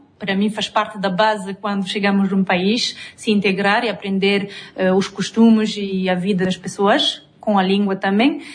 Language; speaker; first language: Portuguese; non-native, fluent; French